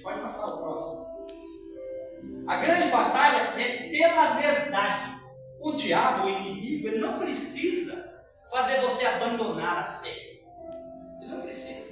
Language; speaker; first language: Portuguese; native; Portuguese